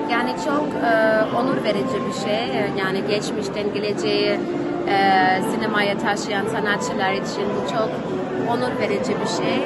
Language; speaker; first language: Turkish; early bilingual, heritage; German